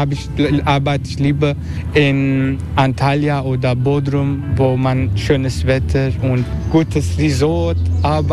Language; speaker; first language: German; non-native, fluent; Turkish